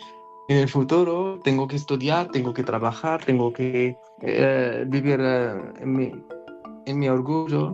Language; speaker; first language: Spanish; non-native, learner; Arabic